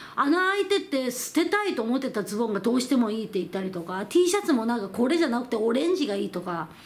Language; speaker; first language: Japanese; non-native, fluent; Korean